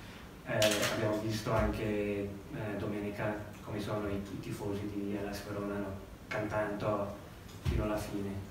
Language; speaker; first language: Italian; non-native, learner; English